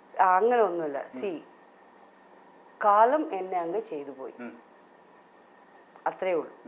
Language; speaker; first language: Malayalam; non-native, local second language; Tamil